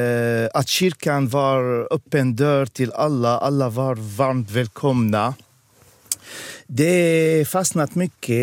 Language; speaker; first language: Swedish; non-native, fluent; Arabic